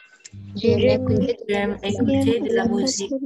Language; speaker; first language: French; non-native, learner; Indonesian